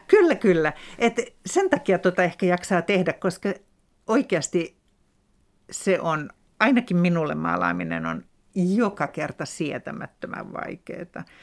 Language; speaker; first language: Finnish; native; Finnish